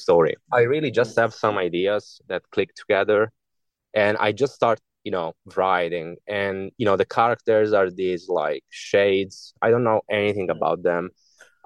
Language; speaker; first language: English; non-native, fluent; Italian